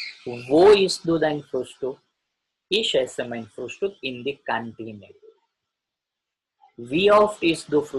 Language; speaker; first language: German; non-native, learner; Gujarati